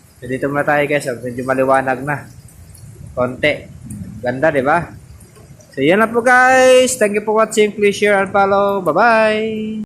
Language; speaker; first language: Filipino; non-native, local second language; Cebuano